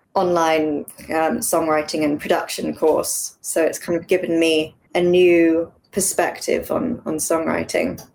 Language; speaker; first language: English; native; English